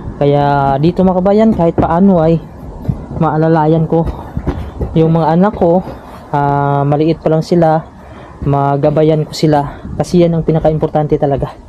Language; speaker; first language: Filipino; non-native, local second language; Cebuano